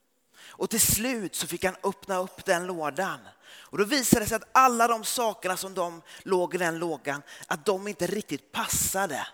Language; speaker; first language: Swedish; early bilingual, heritage; Swedish